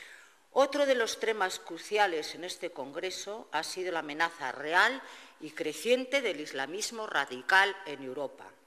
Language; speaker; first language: Spanish; native; Spanish